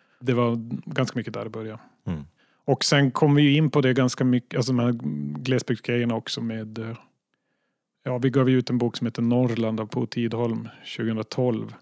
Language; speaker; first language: Swedish; native; Swedish